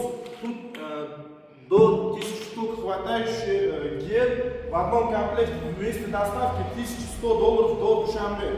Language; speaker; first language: Russian; non-native, learner; Uzbek